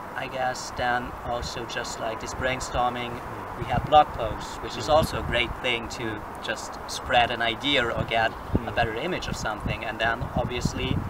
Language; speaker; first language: English; non-native, fluent; German